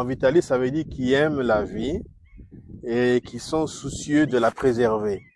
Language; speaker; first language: French; non-native, local second language; Kongo